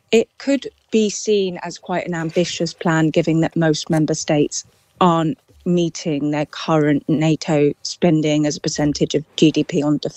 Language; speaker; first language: English; native; English